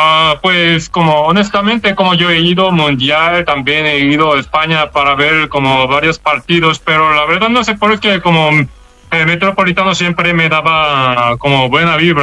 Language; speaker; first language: Spanish; non-native, learner; Korean